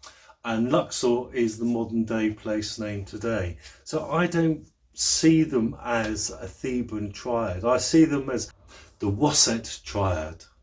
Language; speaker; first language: English; native; English